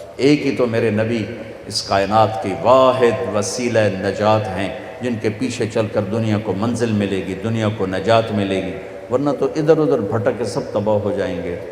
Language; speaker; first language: Urdu; non-native, local second language; Punjabi